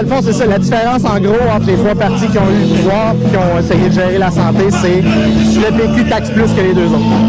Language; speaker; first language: French; native; French